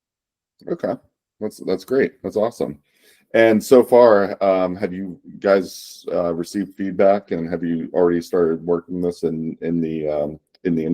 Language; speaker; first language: English; native; English